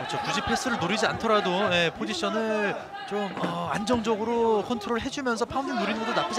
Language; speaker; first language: Korean; native; Korean